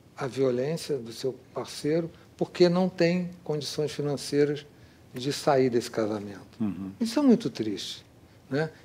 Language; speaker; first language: Portuguese; native; Portuguese